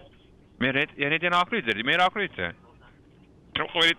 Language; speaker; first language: German; native; German